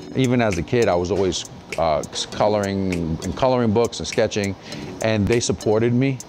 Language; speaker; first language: English; native; English